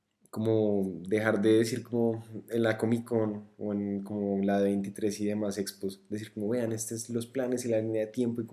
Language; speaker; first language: Spanish; native; Spanish